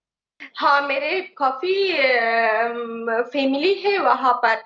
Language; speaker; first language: Hindi; non-native, learner; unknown